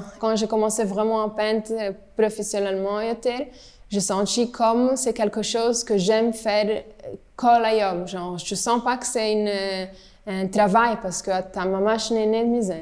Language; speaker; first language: French; early bilingual, heritage; French